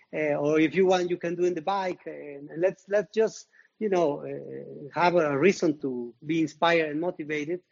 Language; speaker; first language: English; non-native, learner; Spanish